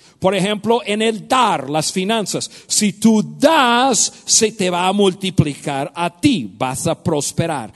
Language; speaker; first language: Spanish; non-native, fluent; English